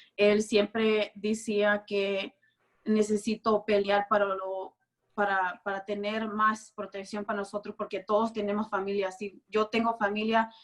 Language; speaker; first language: Spanish; early bilingual, other home language; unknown